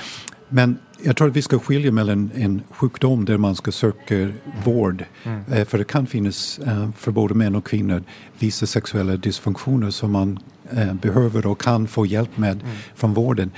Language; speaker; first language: Swedish; non-native, fluent; English